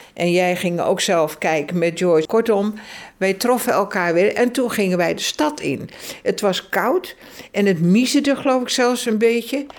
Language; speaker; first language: Dutch; native; Dutch